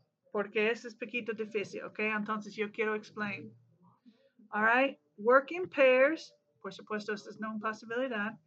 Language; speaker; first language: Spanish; non-native, learner; English